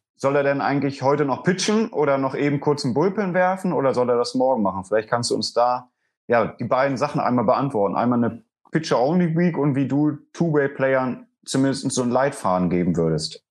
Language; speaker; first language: German; native; German